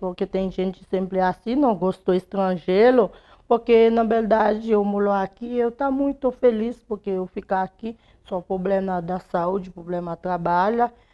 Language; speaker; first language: Portuguese; non-native, learner; Haitian Creole